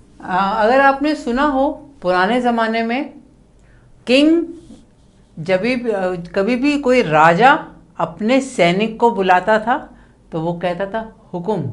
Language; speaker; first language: Hindi; non-native, local second language; Tamil